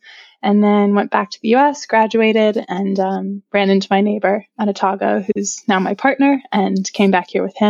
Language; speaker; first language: English; native; English